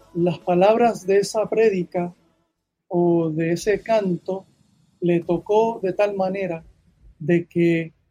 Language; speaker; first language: Spanish; early bilingual, heritage; Spanish